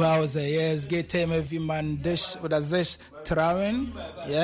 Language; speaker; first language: German; non-native, fluent; Akan